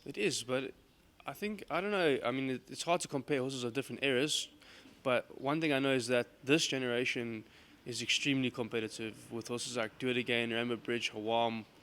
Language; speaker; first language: English; native; English